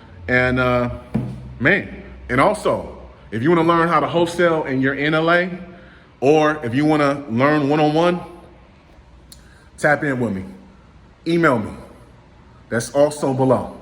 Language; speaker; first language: English; native; English